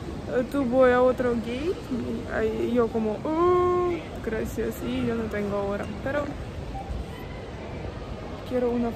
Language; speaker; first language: Spanish; non-native, learner; Russian